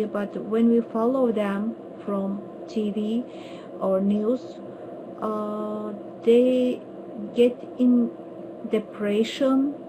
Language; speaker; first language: English; non-native, learner; Turkish